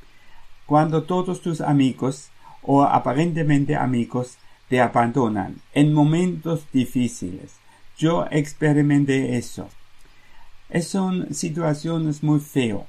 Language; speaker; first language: Spanish; non-native, fluent; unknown